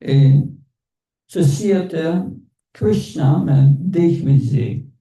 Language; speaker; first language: French; non-native, fluent; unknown